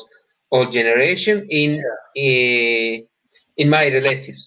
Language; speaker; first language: English; non-native, learner; Turkish